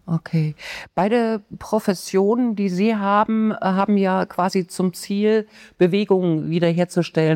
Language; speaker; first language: German; native; German